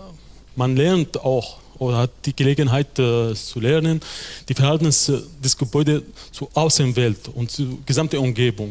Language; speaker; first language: German; non-native, fluent; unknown